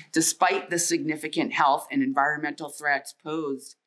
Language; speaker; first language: English; native; English